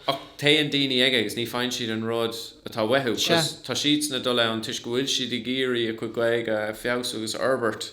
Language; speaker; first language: Irish; non-native, local second language; English